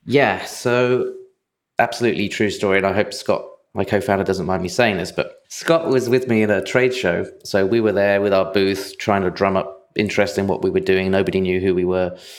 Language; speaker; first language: English; native; English